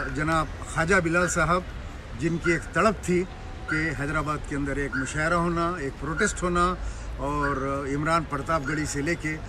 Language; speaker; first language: Urdu; native; Urdu